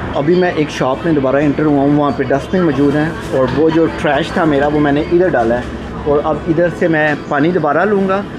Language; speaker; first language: Urdu; native; Urdu